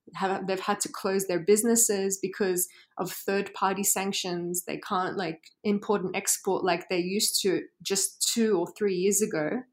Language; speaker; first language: English; native; English